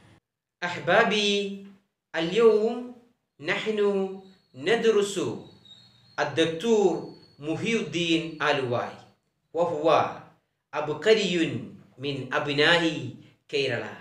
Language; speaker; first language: Arabic; non-native, fluent; Malayalam